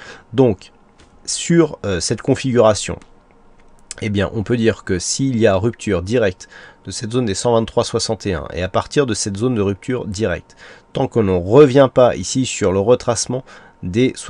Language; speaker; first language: French; native; French